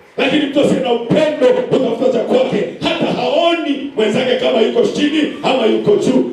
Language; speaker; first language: Swahili; non-native, local second language; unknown